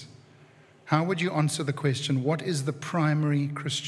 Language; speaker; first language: English; native; English